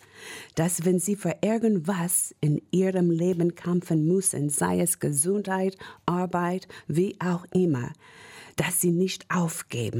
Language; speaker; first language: German; non-native, fluent; English